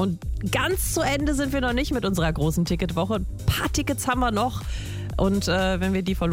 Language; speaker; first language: German; native; German